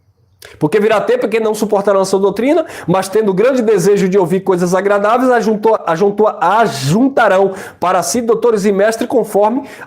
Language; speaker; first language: Portuguese; native; Portuguese